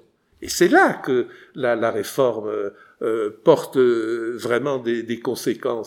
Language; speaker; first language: French; native; French